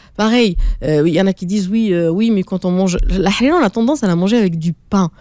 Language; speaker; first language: French; native; French